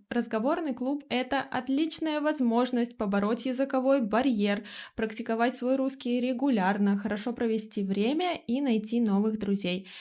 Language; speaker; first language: Russian; native; Russian